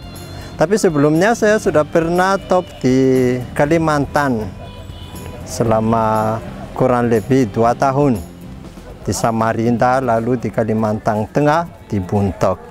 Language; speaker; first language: Indonesian; non-native, fluent; Malagasy